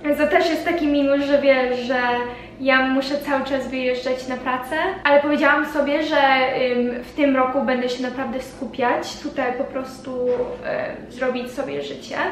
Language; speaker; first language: Polish; early bilingual, heritage; Polish